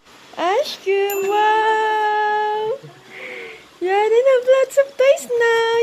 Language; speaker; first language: English; non-native, local second language; Filipino